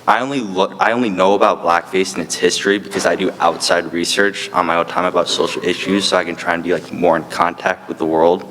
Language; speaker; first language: English; native; English